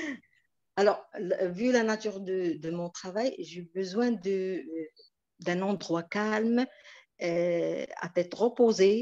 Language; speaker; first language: French; non-native, local second language; Arabic